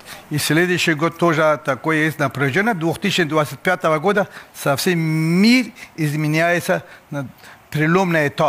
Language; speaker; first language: Russian; non-native, learner; Persian